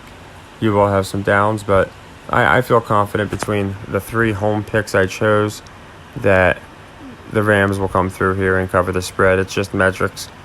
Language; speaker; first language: English; native; English